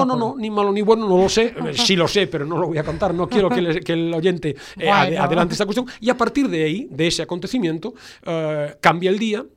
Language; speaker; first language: Spanish; native; Spanish